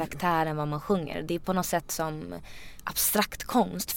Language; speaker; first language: Swedish; non-native, learner; English